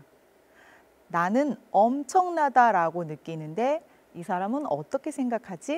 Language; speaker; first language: Korean; native; Korean